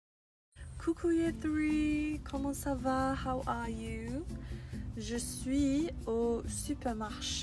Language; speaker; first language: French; non-native, fluent; English